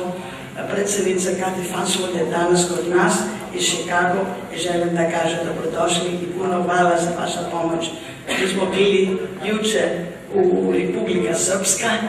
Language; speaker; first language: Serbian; early bilingual, heritage; English